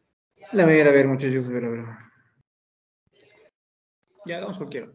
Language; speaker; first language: Spanish; native; Spanish